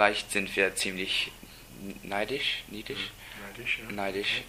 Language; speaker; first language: German; non-native, learner; English